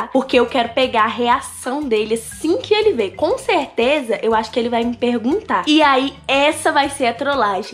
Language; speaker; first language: Portuguese; native; Portuguese